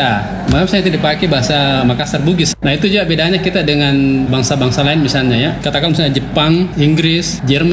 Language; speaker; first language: Indonesian; native; Indonesian